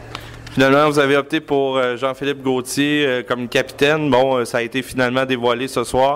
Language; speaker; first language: French; native; French